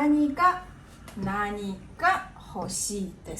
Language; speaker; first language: Japanese; non-native, fluent; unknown